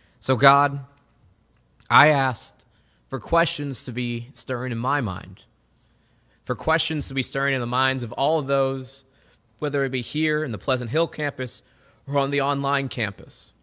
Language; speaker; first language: English; native; English